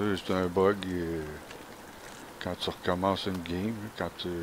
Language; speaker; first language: French; native; French